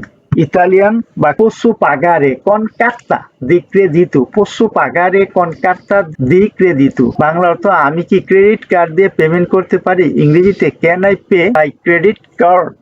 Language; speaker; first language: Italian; non-native, fluent; Bangla